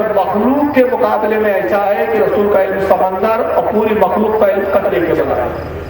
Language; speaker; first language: Urdu; native; Urdu